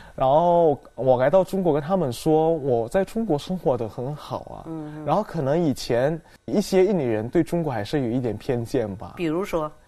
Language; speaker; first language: Chinese; non-native, fluent; Indonesian